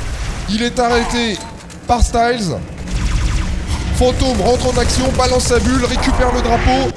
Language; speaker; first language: French; native; French